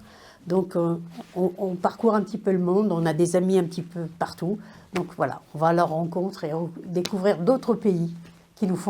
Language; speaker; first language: French; native; French